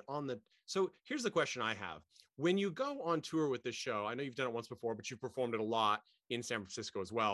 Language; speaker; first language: English; native; English